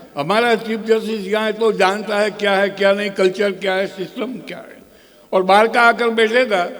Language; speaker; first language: Hindi; non-native, local second language; Gujarati